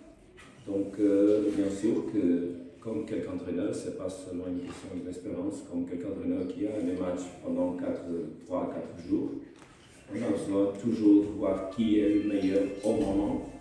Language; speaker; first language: French; non-native, fluent; Portuguese